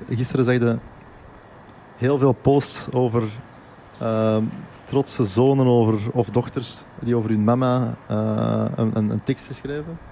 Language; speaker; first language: Dutch; native; Dutch